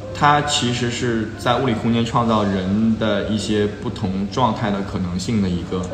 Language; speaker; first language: Chinese; native; Chinese